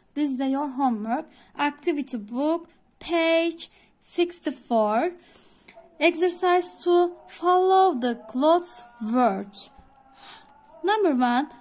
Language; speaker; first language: English; non-native, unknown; Turkish